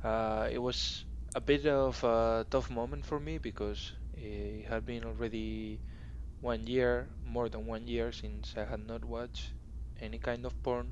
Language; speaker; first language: English; non-native, fluent; Spanish